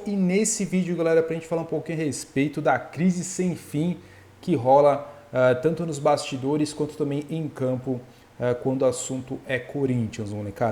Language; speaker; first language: Portuguese; native; Portuguese